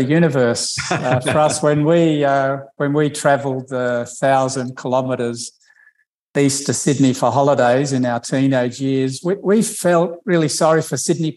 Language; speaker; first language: English; native; English